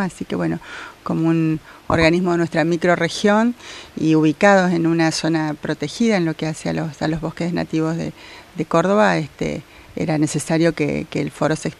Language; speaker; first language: Spanish; native; Spanish